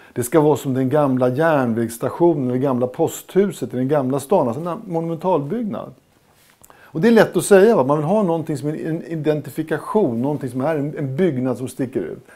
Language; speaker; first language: Swedish; native; Swedish